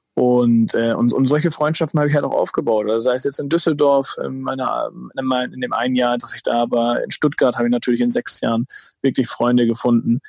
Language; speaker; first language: German; native; German